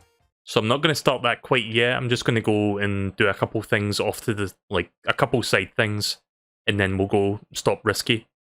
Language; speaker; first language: English; native; English